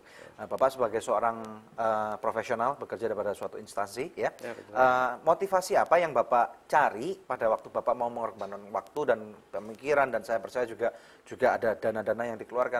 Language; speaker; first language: Indonesian; native; Indonesian